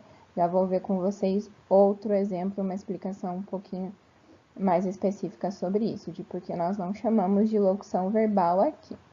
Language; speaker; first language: Portuguese; native; Portuguese